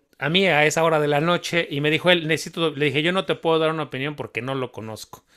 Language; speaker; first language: Spanish; native; Spanish